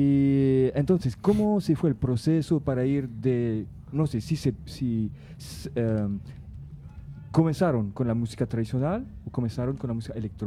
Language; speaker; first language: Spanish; non-native, fluent; French